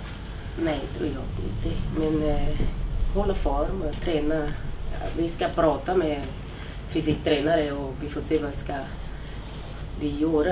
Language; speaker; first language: Swedish; non-native, fluent; Portuguese